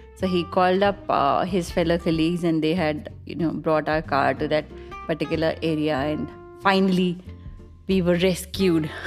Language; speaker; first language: English; non-native, local second language; Punjabi